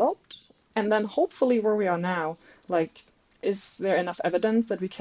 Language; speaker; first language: English; non-native, fluent; German